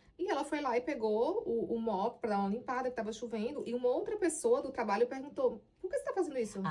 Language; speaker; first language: Portuguese; native; Portuguese